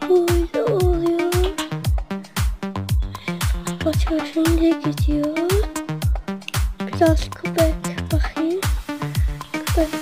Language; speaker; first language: Turkish; non-native, learner; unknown